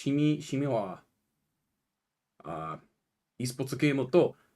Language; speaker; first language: Japanese; non-native, learner; English